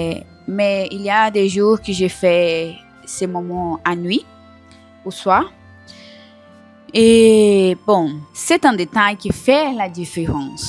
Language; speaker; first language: French; non-native, learner; Portuguese